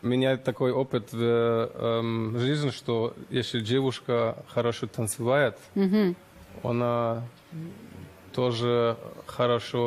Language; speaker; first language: Russian; non-native, learner; German